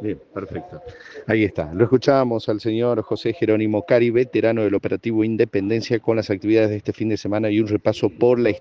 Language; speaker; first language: Spanish; native; Spanish